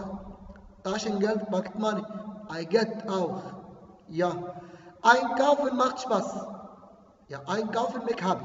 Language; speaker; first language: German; non-native, fluent; Arabic